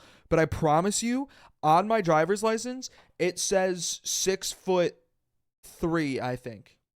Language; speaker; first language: English; native; English